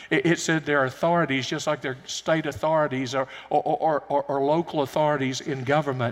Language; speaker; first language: English; native; English